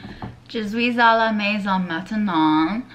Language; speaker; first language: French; non-native, learner; English